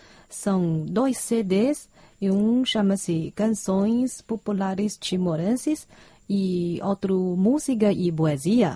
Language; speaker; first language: Portuguese; non-native, fluent; Chinese